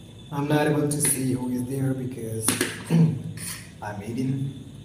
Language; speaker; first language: English; non-native, local second language; Hindi